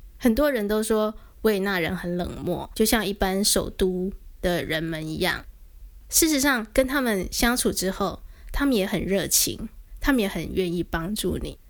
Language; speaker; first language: Chinese; native; Chinese